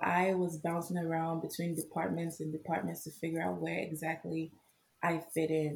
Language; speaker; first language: English; non-native, local second language; Igbo